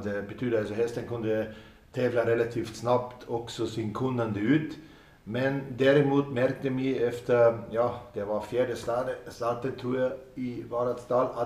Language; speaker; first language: Swedish; non-native, fluent; German